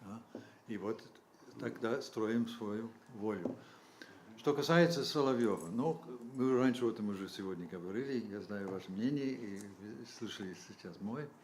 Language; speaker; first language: Russian; non-native, fluent; English